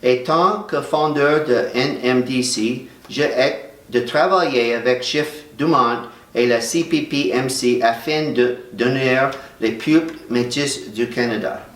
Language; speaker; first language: French; non-native, learner; English